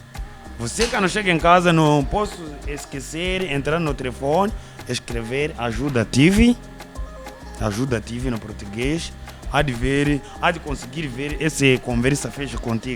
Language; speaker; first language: Portuguese; non-native, learner; Kinyarwanda